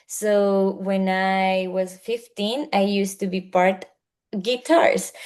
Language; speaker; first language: English; non-native, learner; Spanish